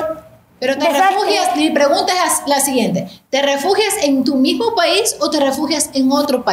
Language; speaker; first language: Spanish; native; Spanish